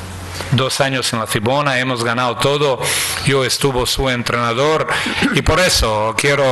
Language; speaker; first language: Spanish; non-native, fluent; Croatian